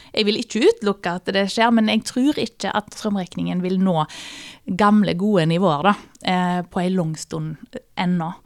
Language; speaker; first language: Norwegian; native; Norwegian